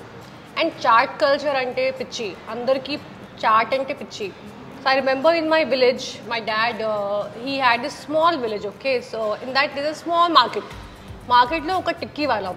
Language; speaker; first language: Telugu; non-native, learner; Hindi